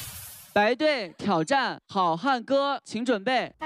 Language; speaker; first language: Chinese; native; Chinese